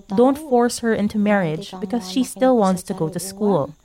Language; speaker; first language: English; non-native, fluent; Indonesian